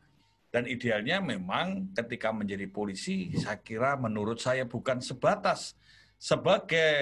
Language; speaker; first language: Indonesian; native; Indonesian